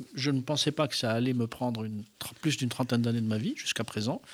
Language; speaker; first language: French; non-native, local second language; Arabic